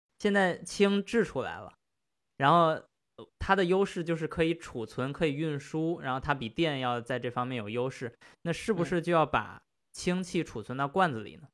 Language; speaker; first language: Chinese; native; Chinese